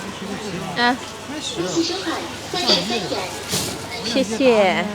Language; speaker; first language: Chinese; non-native, fluent; Indonesian